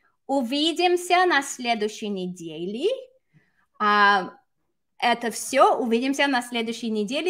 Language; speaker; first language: Russian; non-native, fluent; English